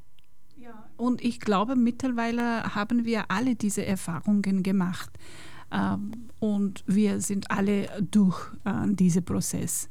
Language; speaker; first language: German; non-native, fluent; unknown